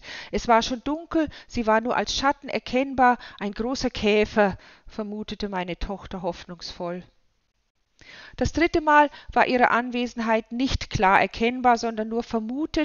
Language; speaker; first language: German; native; German